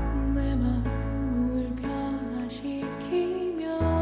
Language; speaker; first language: Korean; native; Korean